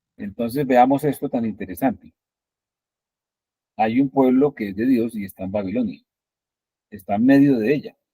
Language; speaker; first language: Spanish; native; Spanish